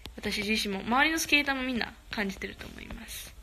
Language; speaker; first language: Japanese; early bilingual, other home language; Korean